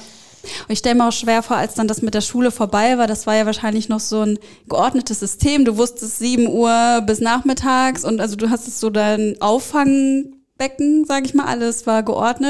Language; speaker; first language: German; native; German